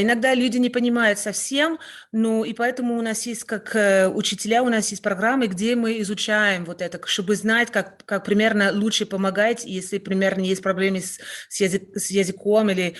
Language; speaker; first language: Russian; non-native, fluent; French